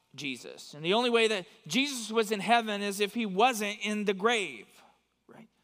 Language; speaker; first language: English; native; English